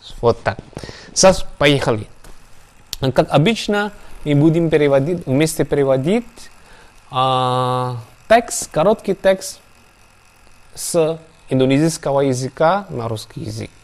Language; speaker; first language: Russian; non-native, learner; Javanese